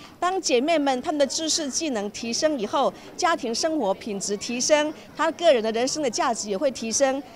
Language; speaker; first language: Chinese; native; Chinese